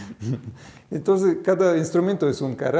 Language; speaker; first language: Spanish; non-native, fluent; Russian